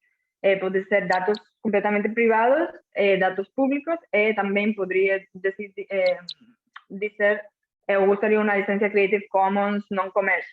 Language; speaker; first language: Portuguese; non-native, fluent; Catalan